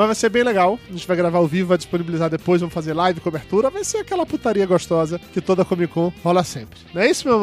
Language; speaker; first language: Portuguese; native; Portuguese